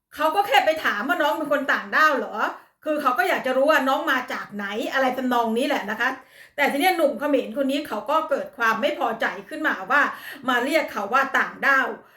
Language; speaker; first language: Thai; native; Thai